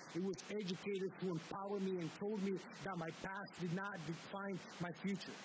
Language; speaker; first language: English; early bilingual, other home language; Spanish